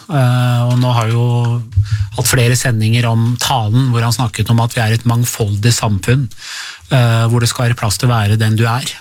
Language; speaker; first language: Norwegian; early bilingual, other home language; Persian